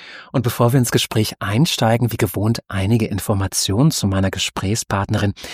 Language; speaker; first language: German; native; German